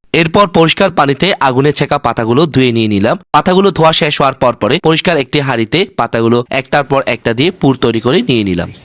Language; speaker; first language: Bangla; non-native, local second language; Chakma